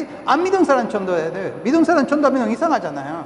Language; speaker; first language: Korean; non-native, fluent; Spanish